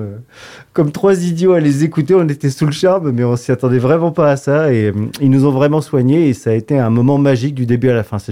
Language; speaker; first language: French; native; French